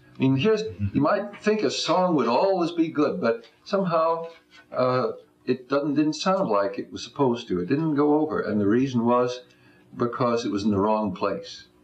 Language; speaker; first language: English; native; English